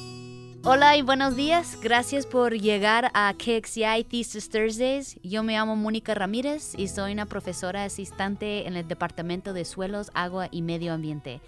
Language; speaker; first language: Spanish; early bilingual, heritage; English